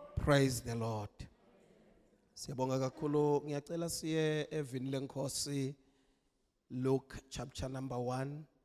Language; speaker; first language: Zulu; non-native, local second language; Swati